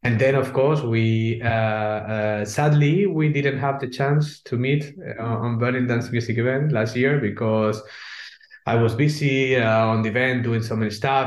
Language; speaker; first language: English; non-native, fluent; Spanish